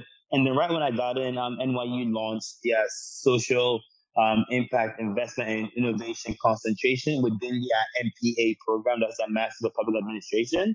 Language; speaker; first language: English; non-native, local second language; Akan